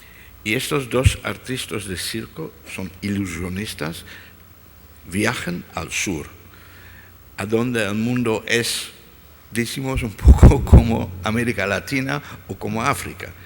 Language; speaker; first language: Spanish; non-native, fluent; Dutch